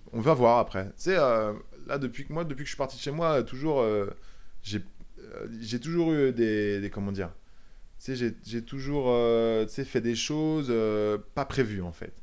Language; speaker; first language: French; native; French